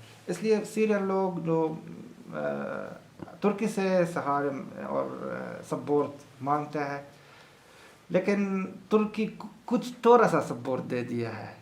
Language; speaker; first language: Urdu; non-native, learner; Arabic